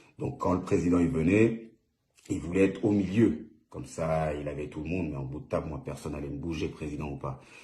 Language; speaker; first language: French; early bilingual, other home language; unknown